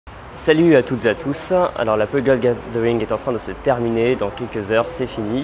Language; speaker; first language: French; native; French